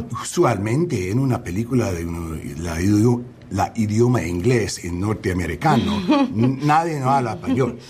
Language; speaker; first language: Spanish; non-native, learner; English